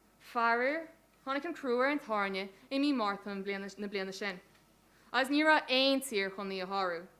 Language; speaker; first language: Irish; native; Irish